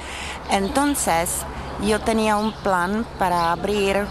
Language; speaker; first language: Spanish; non-native, learner; Czech